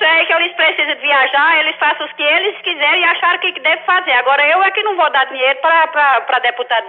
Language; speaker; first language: Portuguese; native; Portuguese